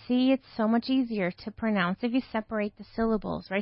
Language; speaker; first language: English; native; English